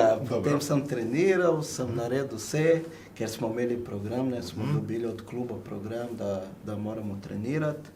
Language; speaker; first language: Slovenian; non-native, fluent; Portuguese